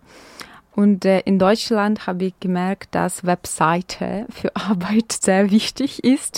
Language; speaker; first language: German; non-native, fluent; Ukrainian